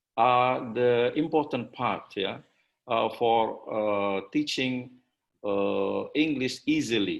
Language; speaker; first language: English; non-native, learner; Indonesian